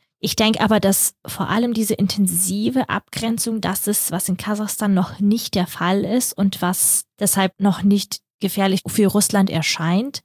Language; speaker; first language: German; early bilingual, other home language; Russian